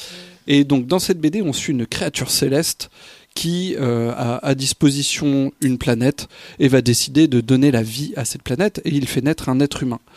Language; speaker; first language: French; native; French